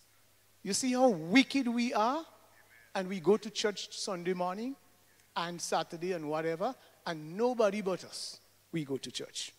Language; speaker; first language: English; native; English